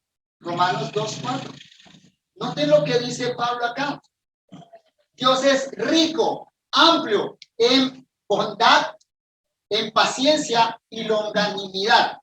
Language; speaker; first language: Spanish; native; Spanish